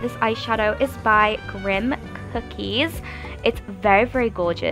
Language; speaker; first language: English; native; English